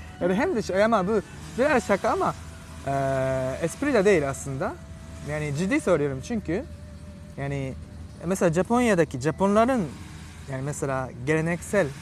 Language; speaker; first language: Turkish; non-native, fluent; Japanese